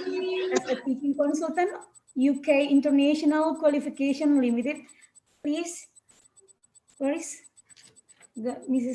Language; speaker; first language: English; non-native, learner; Indonesian